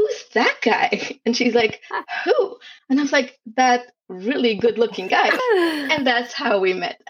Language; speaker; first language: English; non-native, fluent; Hebrew